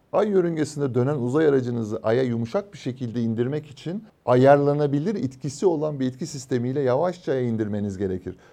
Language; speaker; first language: Turkish; native; Turkish